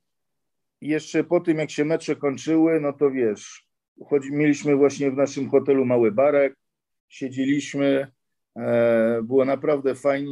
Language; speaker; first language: Polish; early bilingual, heritage; Polish